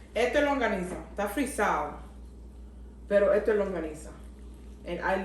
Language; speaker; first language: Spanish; early bilingual, heritage; English